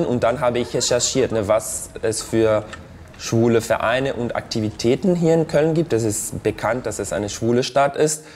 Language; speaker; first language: German; non-native, fluent; Portuguese